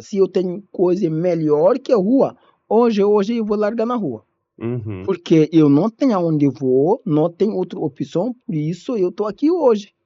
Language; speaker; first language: Portuguese; non-native, learner; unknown